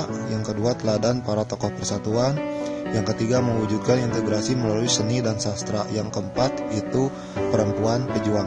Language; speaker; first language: Indonesian; native; Indonesian